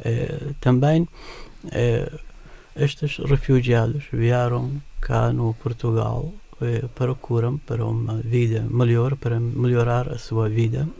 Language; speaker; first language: Portuguese; non-native, learner; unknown